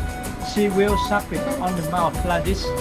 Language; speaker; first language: English; non-native, learner; Vietnamese